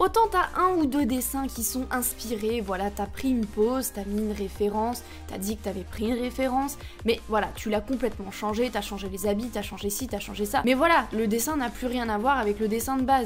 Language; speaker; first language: French; native; French